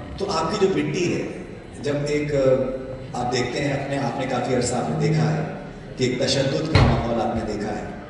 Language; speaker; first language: Urdu; native; Urdu